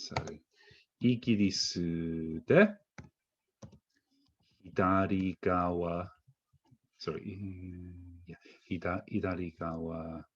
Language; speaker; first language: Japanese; non-native, fluent; English